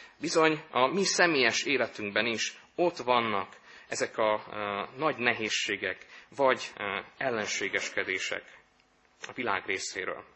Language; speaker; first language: Hungarian; native; Hungarian